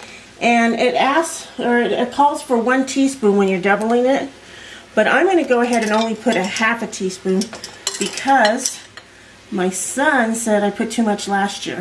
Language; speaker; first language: English; native; English